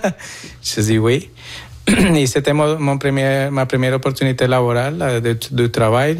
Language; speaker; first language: French; non-native, fluent; Spanish